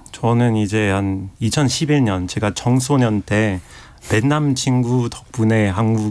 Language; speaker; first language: Korean; non-native, fluent; French